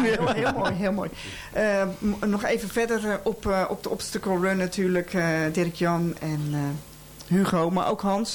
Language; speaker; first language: Dutch; native; Dutch